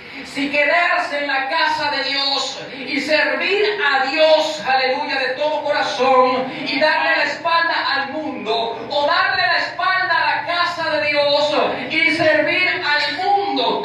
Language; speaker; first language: Spanish; native; Spanish